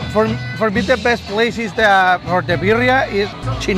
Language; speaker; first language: English; non-native, learner; Spanish